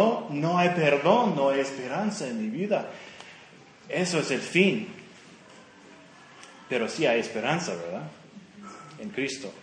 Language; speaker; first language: Spanish; non-native, fluent; English